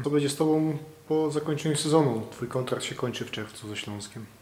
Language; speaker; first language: Polish; native; Polish